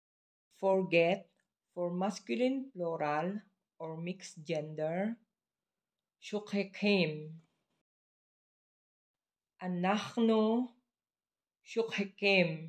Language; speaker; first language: English; non-native, local second language; Filipino